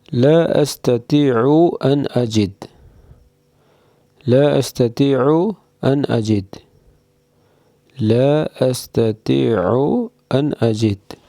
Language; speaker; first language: Arabic; non-native, fluent; Urdu